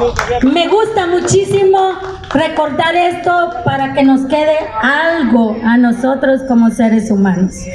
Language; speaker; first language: Spanish; native; Spanish